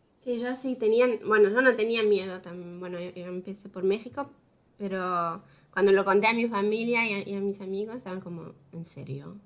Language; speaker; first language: Spanish; non-native, fluent; Arabic